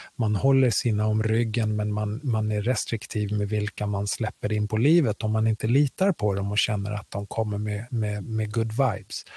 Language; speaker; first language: Swedish; native; Swedish